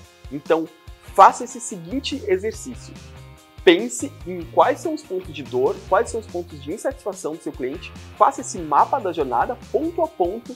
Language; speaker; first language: Portuguese; native; Portuguese